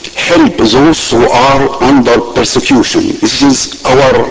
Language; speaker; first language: English; non-native, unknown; Arabic